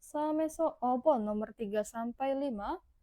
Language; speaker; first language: Korean; non-native, learner; Indonesian